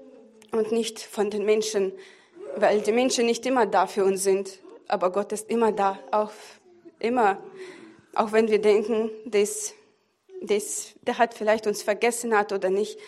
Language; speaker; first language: German; non-native, fluent; Russian